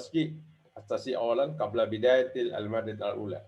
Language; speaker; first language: Arabic; non-native, fluent; Indonesian